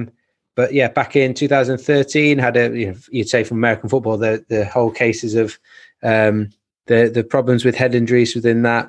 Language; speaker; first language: English; native; English